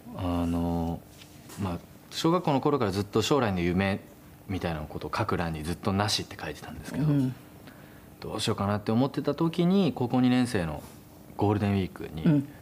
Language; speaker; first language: Japanese; native; Japanese